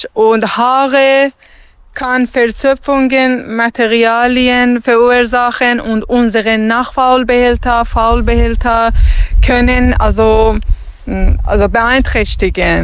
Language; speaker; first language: German; non-native, fluent; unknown